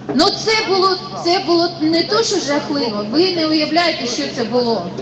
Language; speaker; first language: Ukrainian; non-native, local second language; Russian